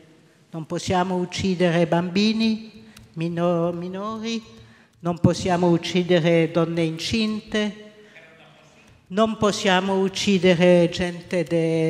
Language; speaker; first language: Italian; non-native, local second language; French